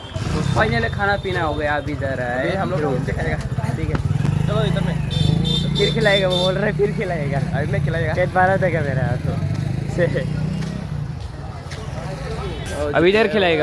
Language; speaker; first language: Hindi; non-native, local second language; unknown